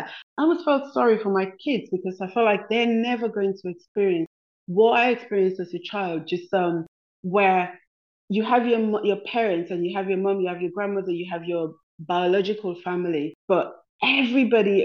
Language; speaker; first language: English; non-native, local second language; Krio